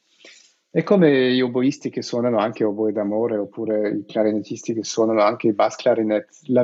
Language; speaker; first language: Italian; non-native, fluent; Russian